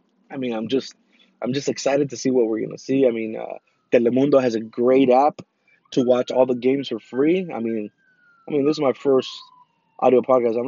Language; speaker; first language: English; early bilingual, other home language; Spanish